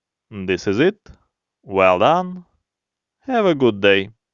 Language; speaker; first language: English; non-native, fluent; Ukrainian